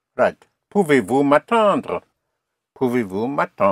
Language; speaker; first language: French; non-native, fluent; English